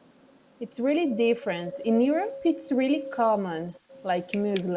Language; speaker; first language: English; non-native, fluent; Portuguese